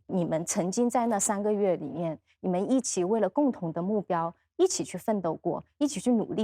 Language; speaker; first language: Chinese; native; Chinese